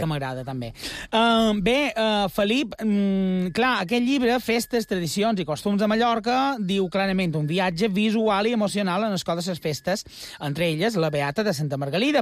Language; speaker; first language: Catalan; native; Catalan